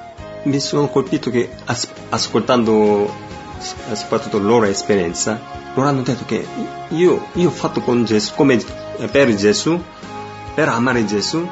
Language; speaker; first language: Italian; non-native, fluent; Korean